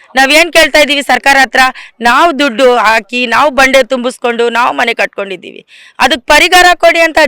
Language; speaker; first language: Kannada; non-native, local second language; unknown